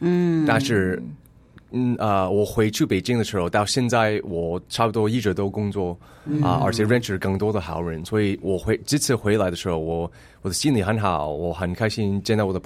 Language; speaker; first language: Chinese; early bilingual, heritage; English